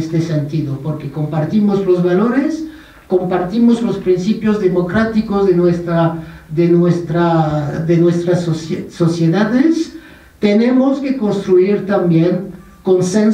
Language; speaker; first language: Spanish; non-native, fluent; French